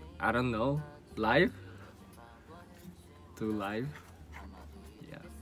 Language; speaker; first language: English; non-native, learner; Korean